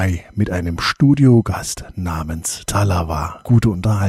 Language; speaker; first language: German; native; German